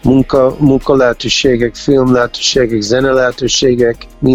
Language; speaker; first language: Hungarian; early bilingual, heritage; Hungarian